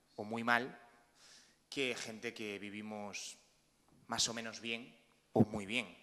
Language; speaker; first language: Spanish; native; Spanish